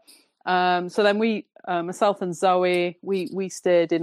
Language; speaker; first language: English; native; English